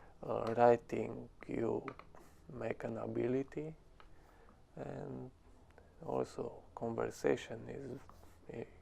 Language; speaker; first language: English; non-native, learner; Romanian